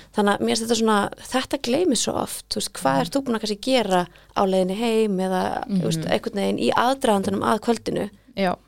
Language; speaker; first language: Icelandic; native; Icelandic